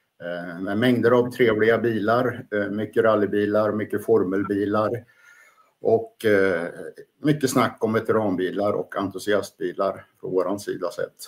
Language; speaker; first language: Swedish; native; Swedish